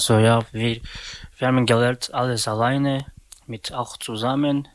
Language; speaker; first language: German; non-native, learner; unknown